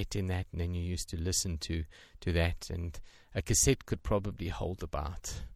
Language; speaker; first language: English; native; English